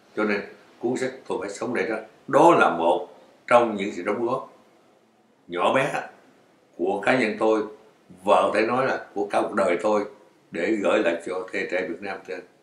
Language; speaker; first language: Vietnamese; native; Vietnamese